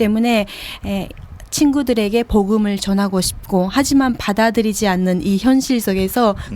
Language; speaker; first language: Korean; early bilingual, heritage; Korean